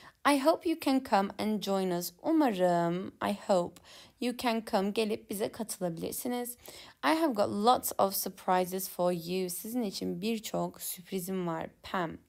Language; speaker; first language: English; non-native, fluent; Turkish